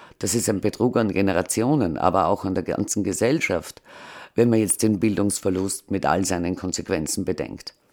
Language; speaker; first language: German; native; German